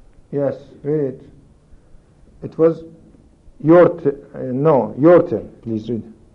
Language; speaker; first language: English; non-native, fluent; Persian